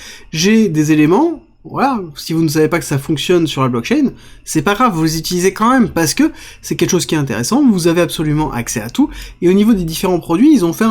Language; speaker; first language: French; native; French